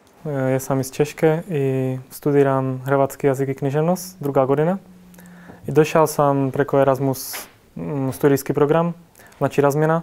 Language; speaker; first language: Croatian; non-native, fluent; Czech